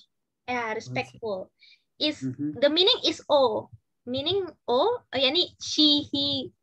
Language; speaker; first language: English; non-native, fluent; Indonesian